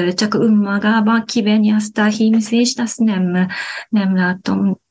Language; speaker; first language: Hungarian; non-native, fluent; Japanese